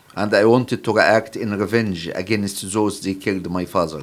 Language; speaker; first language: English; non-native, fluent; Arabic